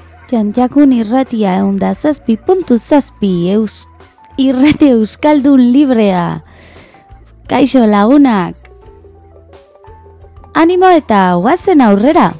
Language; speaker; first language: Basque; non-native, learner; Spanish